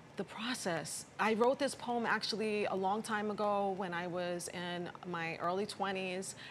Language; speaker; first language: English; early bilingual, other home language; Spanish